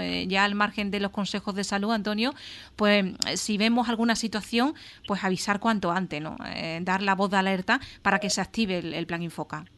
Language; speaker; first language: Spanish; native; Spanish